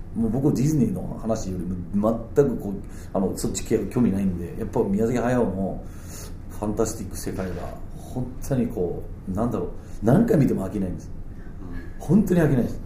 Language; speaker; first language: Japanese; non-native, fluent; Danish